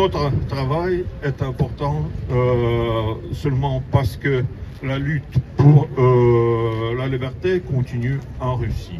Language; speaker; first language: French; non-native, learner; Russian